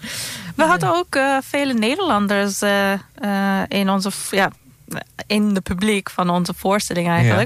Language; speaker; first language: Dutch; non-native, learner; Turkish